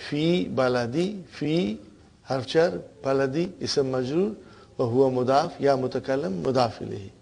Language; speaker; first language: Arabic; non-native, fluent; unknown